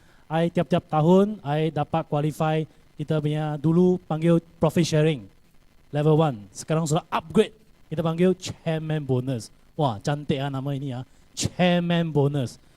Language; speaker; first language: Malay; non-native, local second language; Chinese